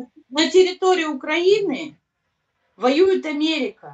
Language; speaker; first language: Russian; native; Russian